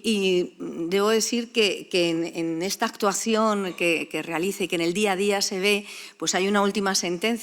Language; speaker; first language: Spanish; native; Spanish